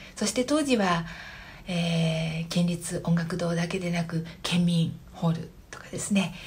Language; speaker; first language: Japanese; native; Japanese